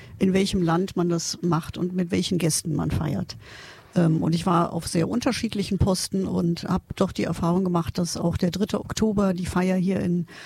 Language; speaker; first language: German; native; German